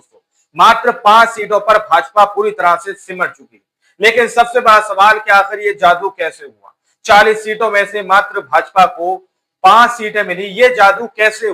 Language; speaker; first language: Hindi; native; Hindi